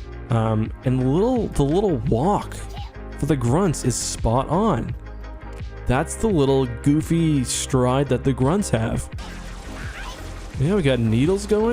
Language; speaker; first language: English; native; English